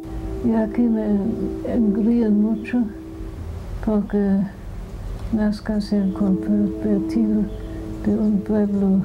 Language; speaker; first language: Spanish; non-native, fluent; German